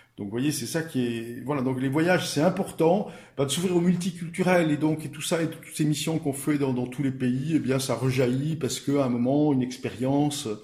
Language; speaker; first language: French; native; French